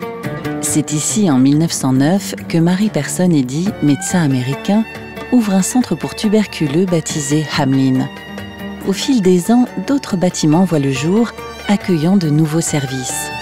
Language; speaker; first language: French; native; French